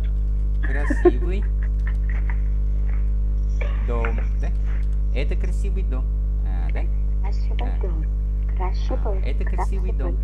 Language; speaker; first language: Russian; non-native, fluent; Vietnamese